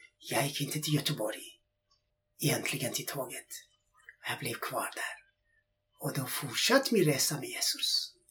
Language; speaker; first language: Swedish; non-native, fluent; Persian